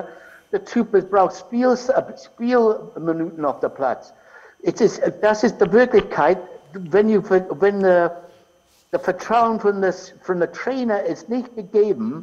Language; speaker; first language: German; non-native, fluent; English